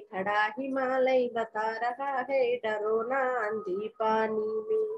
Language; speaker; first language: Hindi; non-native, local second language; Telugu